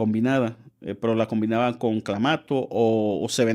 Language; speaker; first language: Spanish; native; Spanish